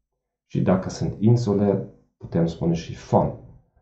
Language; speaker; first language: Romanian; non-native, fluent; German